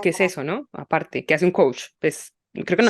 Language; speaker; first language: Spanish; native; Spanish